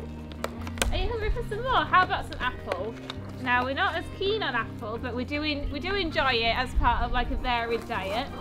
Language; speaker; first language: English; native; English